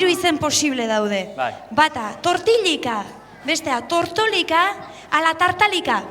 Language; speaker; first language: Basque; native; Basque